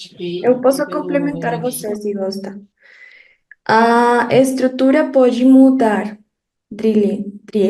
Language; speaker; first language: Portuguese; non-native, fluent; Spanish